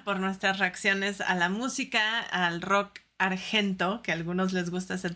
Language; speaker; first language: Spanish; early bilingual, heritage; Spanish